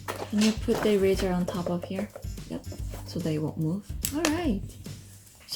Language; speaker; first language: English; non-native, fluent; Korean